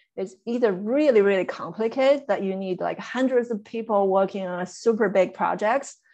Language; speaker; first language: English; non-native, fluent; Chinese